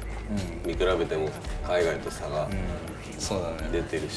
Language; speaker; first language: Japanese; native; Japanese